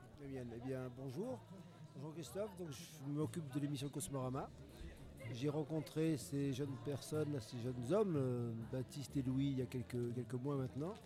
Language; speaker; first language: French; native; French